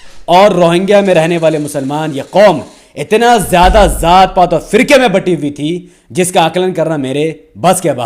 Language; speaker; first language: Hindi; native; Hindi